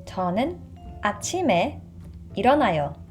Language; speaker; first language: Korean; non-native, fluent; English